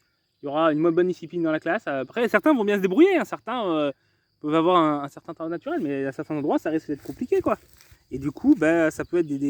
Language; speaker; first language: French; native; French